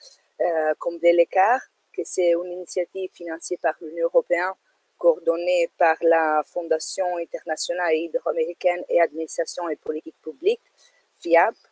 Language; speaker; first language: French; non-native, fluent; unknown